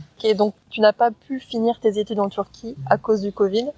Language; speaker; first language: French; native; French